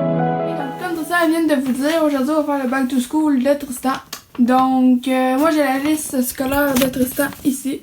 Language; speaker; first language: French; native; French